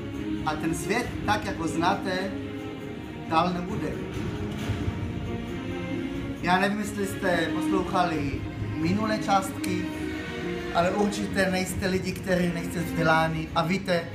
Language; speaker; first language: Czech; early bilingual, heritage; Czech